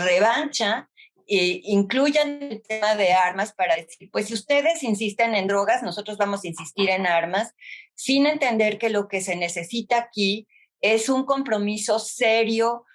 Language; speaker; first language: Spanish; native; Spanish